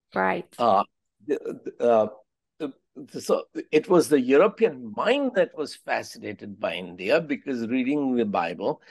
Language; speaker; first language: English; non-native, local second language; Hindi